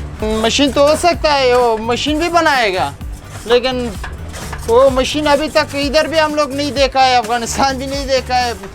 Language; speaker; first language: Hindi; non-native, learner; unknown